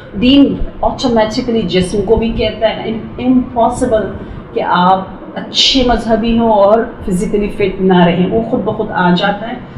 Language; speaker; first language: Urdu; early bilingual, heritage; Urdu